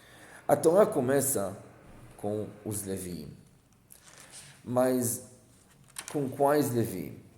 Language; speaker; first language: Portuguese; non-native, fluent; Hebrew